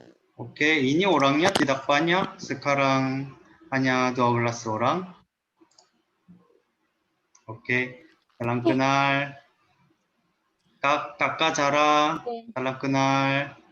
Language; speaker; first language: Indonesian; non-native, learner; Korean